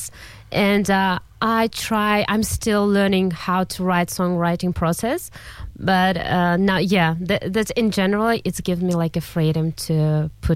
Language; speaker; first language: English; non-native, learner; Kazakh